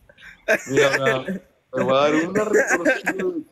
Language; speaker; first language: Spanish; native; Spanish